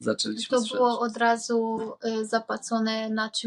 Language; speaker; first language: Polish; non-native, learner; Hungarian